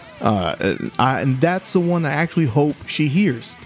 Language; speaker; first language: English; native; English